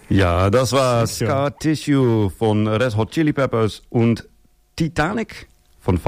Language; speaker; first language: German; non-native, learner; Dutch